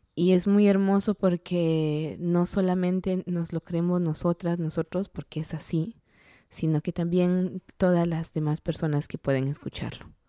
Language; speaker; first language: Spanish; non-native, local second language; Kaqchikel